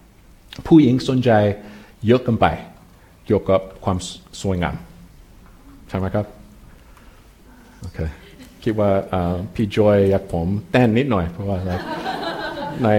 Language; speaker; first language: Thai; non-native, fluent; English